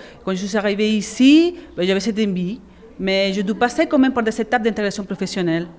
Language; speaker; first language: French; non-native, fluent; Spanish